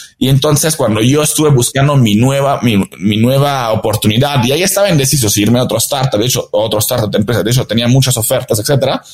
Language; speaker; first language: Spanish; non-native, fluent; Italian